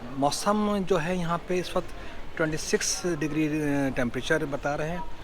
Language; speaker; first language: Urdu; non-native, local second language; Punjabi